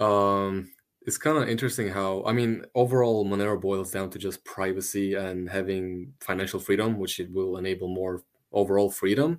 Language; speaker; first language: English; non-native, fluent; Romanian